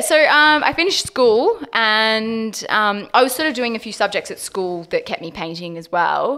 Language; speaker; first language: English; native; English